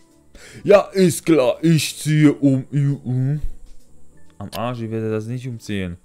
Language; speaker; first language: German; non-native, learner; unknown